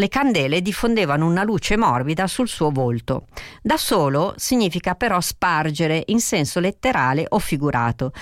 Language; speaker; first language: Italian; native; Italian